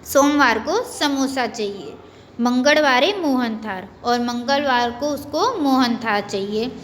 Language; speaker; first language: Hindi; non-native, local second language; Gujarati